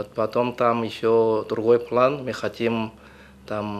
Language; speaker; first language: Russian; non-native, fluent; Chinese